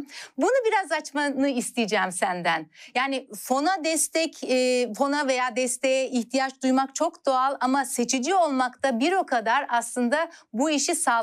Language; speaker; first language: Turkish; native; Turkish